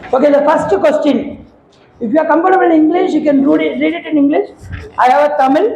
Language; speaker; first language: English; non-native, local second language; Tamil